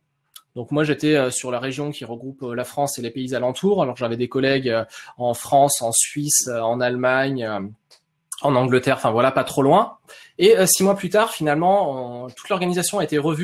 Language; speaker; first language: French; native; French